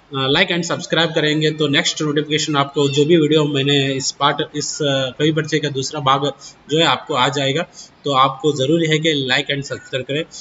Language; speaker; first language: Hindi; non-native, local second language; Kannada